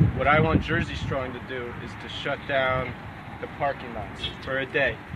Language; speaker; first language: English; native; English